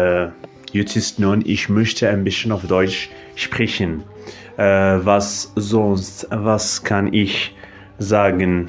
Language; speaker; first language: German; non-native, learner; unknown